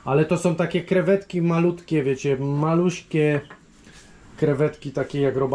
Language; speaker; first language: Polish; native; Polish